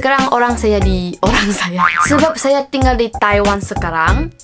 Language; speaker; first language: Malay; non-native, local second language; Chinese